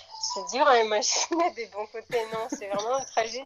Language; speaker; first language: French; non-native, fluent; Russian